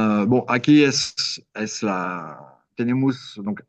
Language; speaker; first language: Spanish; non-native, learner; French